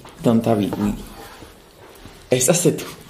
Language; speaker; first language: French; non-native, learner; Spanish